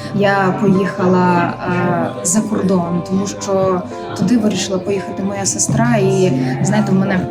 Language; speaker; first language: Ukrainian; native; Ukrainian